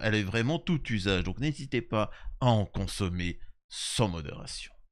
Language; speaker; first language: French; native; French